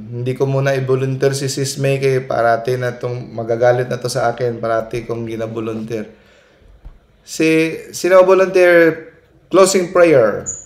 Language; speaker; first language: Filipino; non-native, local second language; Cebuano